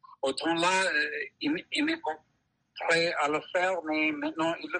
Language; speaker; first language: French; non-native, fluent; English